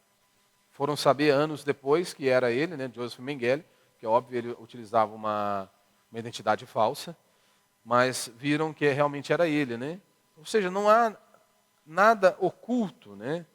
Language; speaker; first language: Portuguese; native; Portuguese